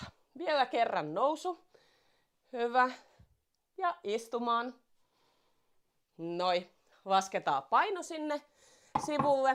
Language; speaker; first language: Finnish; native; Finnish